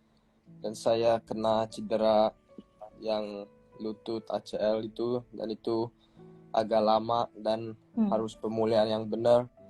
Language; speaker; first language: Indonesian; early bilingual, heritage; English